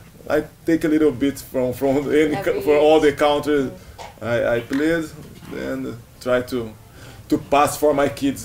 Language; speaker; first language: English; non-native, learner; Portuguese